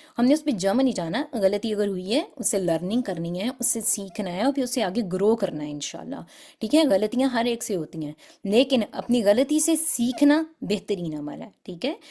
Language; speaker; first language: Urdu; non-native, local second language; Punjabi